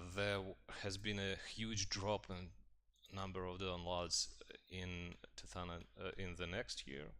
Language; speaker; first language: English; non-native, fluent; Russian